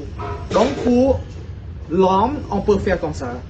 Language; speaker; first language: French; non-native, fluent; Khmer